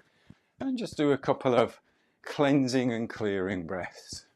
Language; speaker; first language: English; native; English